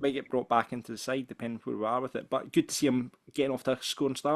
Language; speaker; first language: English; native; English